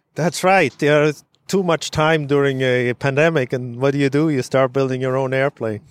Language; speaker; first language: English; non-native, fluent; German